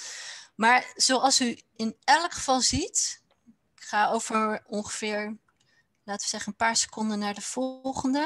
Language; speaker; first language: Dutch; native; Dutch